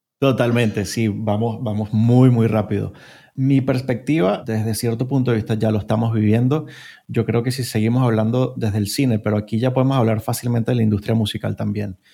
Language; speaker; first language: Spanish; native; Spanish